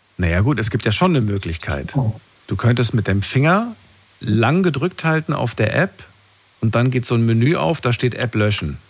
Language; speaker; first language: German; native; German